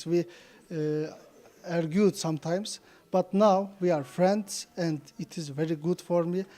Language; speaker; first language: English; non-native, fluent; Turkish